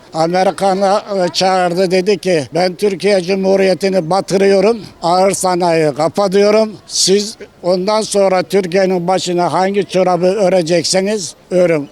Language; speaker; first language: Turkish; native; Turkish